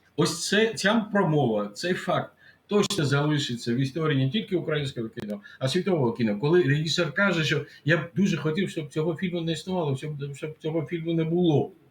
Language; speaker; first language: Ukrainian; non-native, fluent; Georgian